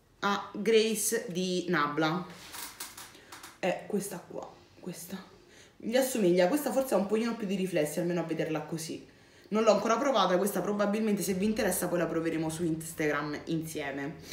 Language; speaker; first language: Italian; native; Italian